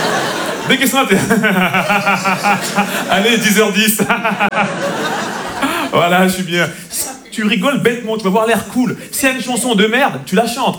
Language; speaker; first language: French; native; French